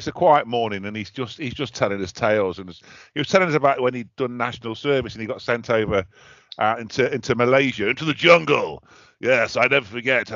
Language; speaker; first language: English; native; English